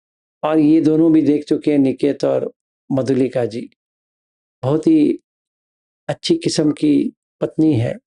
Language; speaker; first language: Hindi; native; Hindi